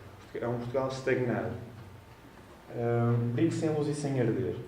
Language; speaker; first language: Portuguese; native; Portuguese